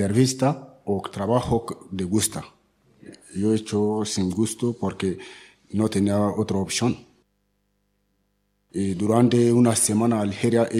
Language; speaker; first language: Spanish; non-native, learner; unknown